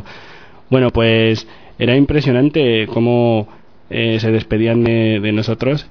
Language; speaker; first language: Spanish; native; Spanish